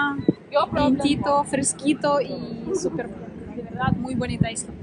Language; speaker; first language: Spanish; non-native, learner; Russian